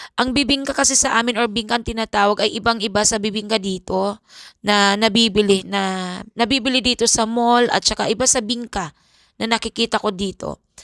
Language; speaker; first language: Filipino; non-native, local second language; Bikol